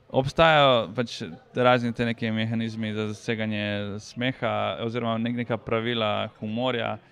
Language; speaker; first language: Slovenian; early bilingual, other home language; Serbian